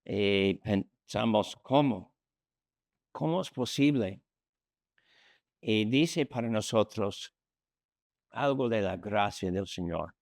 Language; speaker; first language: Spanish; non-native, fluent; English